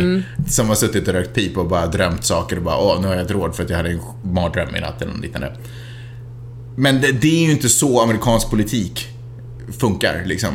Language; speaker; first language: Swedish; native; Swedish